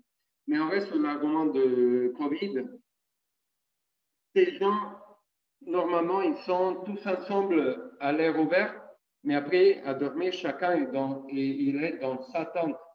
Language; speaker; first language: French; non-native, fluent; Italian